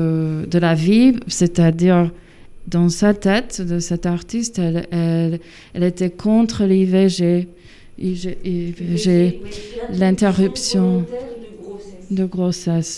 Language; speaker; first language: French; non-native, fluent; English